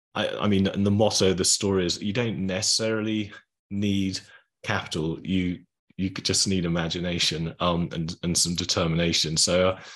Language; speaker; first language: English; native; English